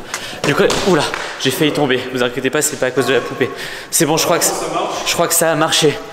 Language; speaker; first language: French; native; French